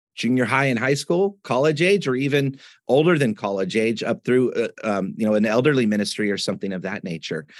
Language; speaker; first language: English; native; English